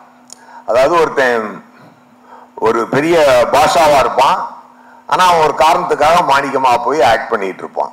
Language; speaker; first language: Tamil; native; Tamil